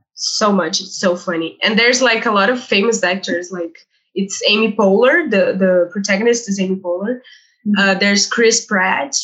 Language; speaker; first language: English; non-native, fluent; Portuguese